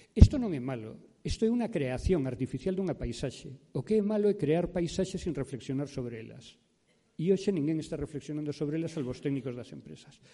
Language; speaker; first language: Galician; native; Galician